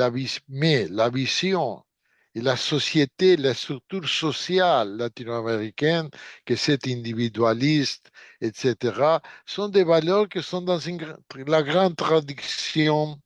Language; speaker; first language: French; non-native, fluent; Portuguese